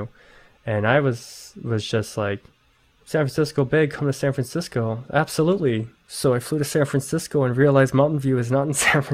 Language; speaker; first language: English; native; English